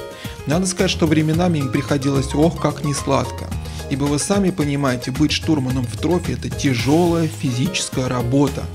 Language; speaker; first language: Russian; native; Russian